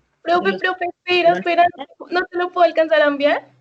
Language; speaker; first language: Spanish; native; Spanish